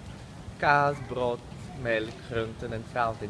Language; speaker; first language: Dutch; non-native, learner; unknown